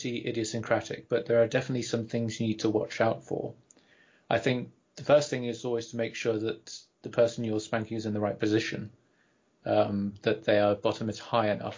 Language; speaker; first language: English; native; English